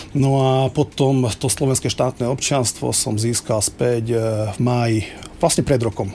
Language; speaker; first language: Slovak; non-native, local second language; Hungarian